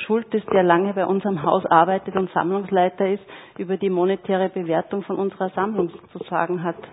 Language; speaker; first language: German; native; German